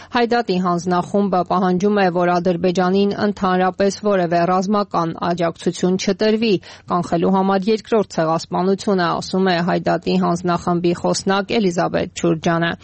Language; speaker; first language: Armenian; native; Armenian